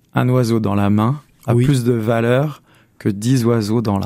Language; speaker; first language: French; native; French